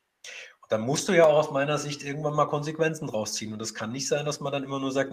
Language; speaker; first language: German; native; German